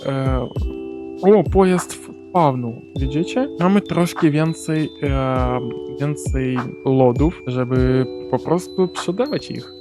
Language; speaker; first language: Polish; non-native, learner; Ukrainian